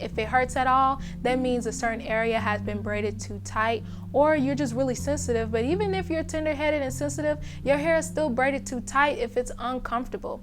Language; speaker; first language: English; native; English